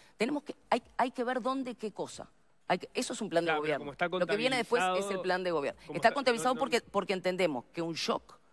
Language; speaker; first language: Spanish; native; Spanish